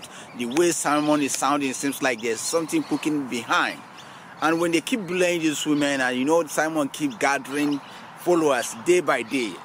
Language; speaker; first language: English; non-native, local second language; Igbo